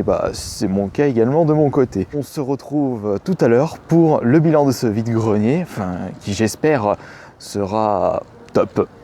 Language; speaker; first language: French; native; French